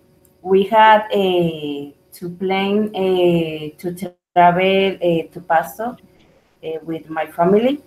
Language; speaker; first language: English; non-native, learner; Spanish